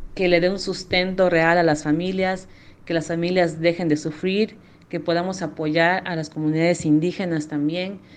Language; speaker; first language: Spanish; native; Spanish